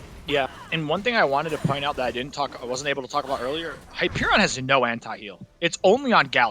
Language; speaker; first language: English; native; English